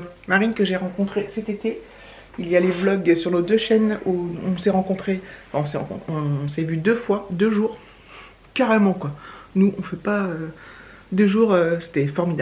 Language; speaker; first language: French; native; French